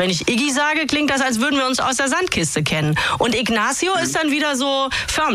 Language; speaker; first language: German; native; German